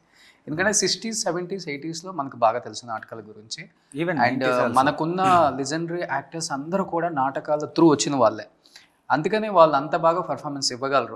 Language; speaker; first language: Telugu; native; Telugu